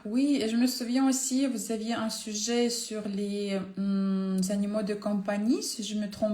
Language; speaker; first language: French; non-native, fluent; Ukrainian